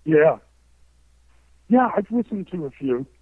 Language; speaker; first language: English; native; English